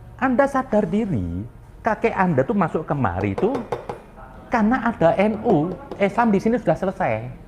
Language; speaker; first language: Indonesian; native; Indonesian